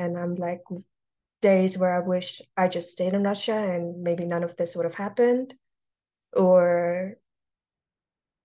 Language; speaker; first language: English; early bilingual, other home language; Russian